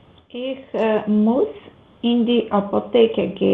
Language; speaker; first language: German; non-native, learner; Macedonian